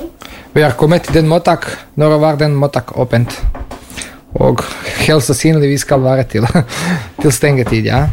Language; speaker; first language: Norwegian; non-native, learner; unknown